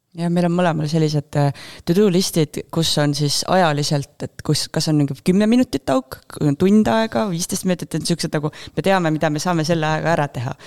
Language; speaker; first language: Estonian; native; Estonian